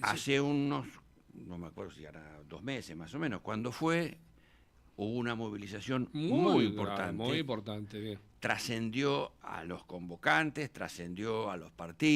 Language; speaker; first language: Spanish; native; Spanish